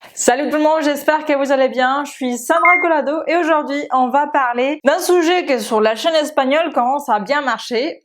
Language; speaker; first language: French; non-native, fluent; Spanish